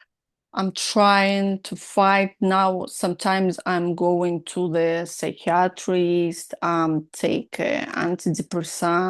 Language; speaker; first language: English; non-native, learner; Russian